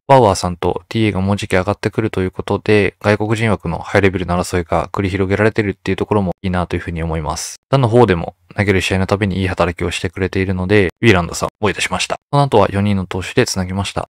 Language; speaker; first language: Japanese; native; Japanese